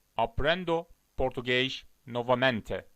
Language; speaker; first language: Portuguese; non-native, learner; Turkish